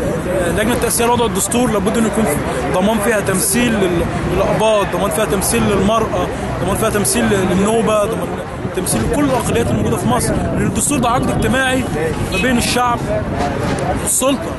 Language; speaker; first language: Arabic; native; Arabic